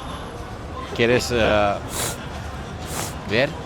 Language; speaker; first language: Spanish; non-native, learner; Serbian